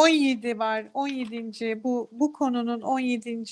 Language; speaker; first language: Turkish; native; Turkish